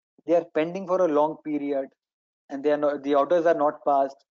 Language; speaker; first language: English; non-native, local second language; Hindi